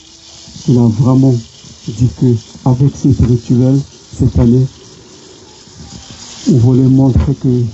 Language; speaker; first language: French; non-native, local second language; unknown